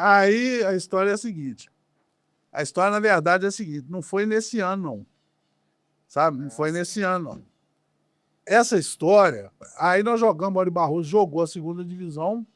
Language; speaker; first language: Portuguese; native; Portuguese